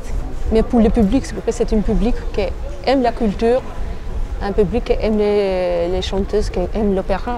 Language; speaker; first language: French; non-native, fluent; Albanian